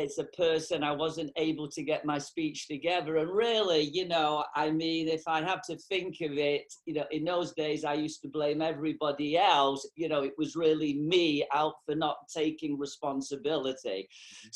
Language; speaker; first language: English; native; English